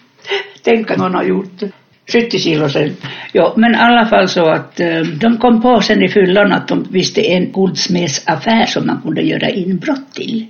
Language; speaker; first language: Swedish; non-native, fluent; Finnish